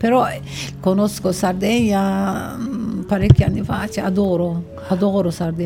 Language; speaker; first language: Italian; non-native, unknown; Turkish